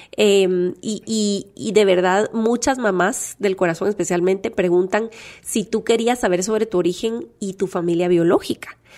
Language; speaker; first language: Spanish; native; Spanish